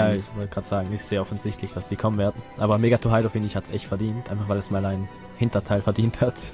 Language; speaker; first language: German; native; German